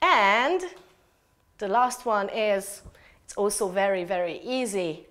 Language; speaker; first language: English; non-native, fluent; Hungarian